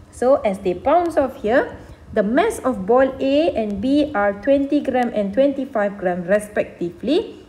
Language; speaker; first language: English; non-native, local second language; Malay